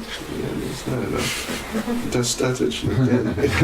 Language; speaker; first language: Russian; non-native, learner; English